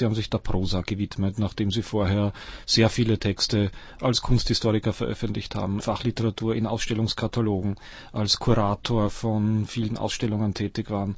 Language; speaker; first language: German; native; German